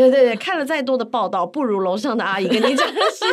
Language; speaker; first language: Chinese; native; Chinese